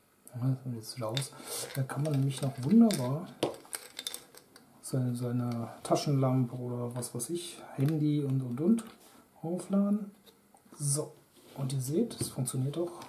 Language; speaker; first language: German; native; German